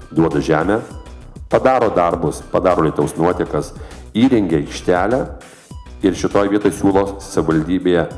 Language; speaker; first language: Lithuanian; native; Lithuanian